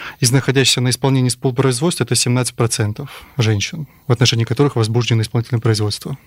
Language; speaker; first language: Russian; native; Russian